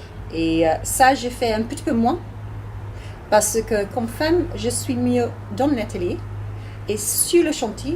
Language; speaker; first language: French; non-native, learner; English